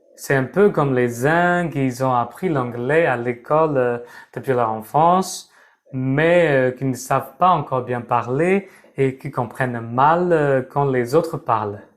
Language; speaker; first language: French; non-native, fluent; Burmese